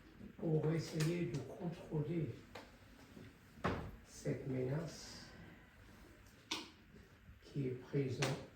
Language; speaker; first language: French; non-native, local second language; Comorian